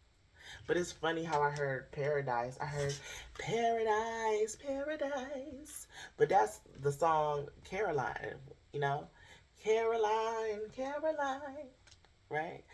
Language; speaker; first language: English; native; English